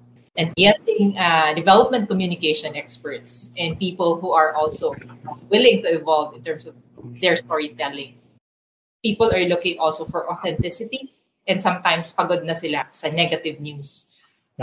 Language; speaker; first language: English; non-native, local second language; Cebuano